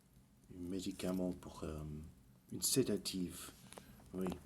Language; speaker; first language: French; early bilingual, heritage; English